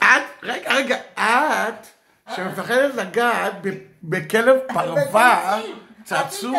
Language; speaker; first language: Hebrew; native; Hebrew